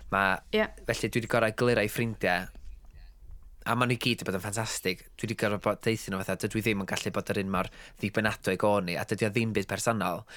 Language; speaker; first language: Welsh; native; Welsh